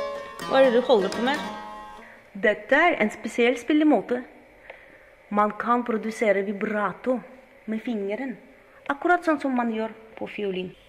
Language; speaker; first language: Norwegian; non-native, fluent; Russian